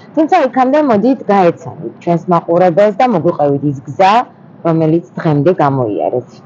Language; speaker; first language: Georgian; native; Georgian